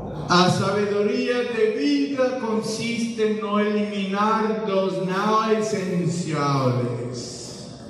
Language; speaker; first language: Portuguese; non-native, learner; English